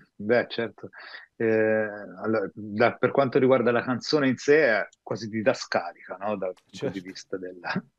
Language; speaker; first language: Italian; native; Italian